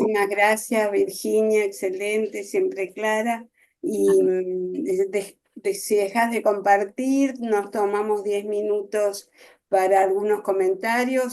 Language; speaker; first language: Spanish; native; Spanish